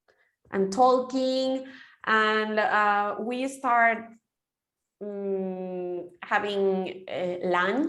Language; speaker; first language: English; non-native, fluent; Spanish